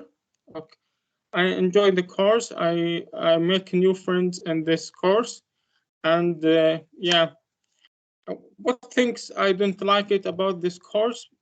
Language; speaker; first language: English; non-native, learner; Arabic